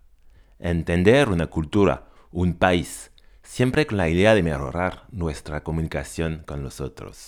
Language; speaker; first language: Spanish; non-native, fluent; French